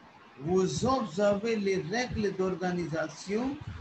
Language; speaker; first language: French; non-native, fluent; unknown